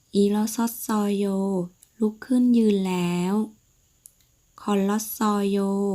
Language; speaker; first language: Thai; native; Thai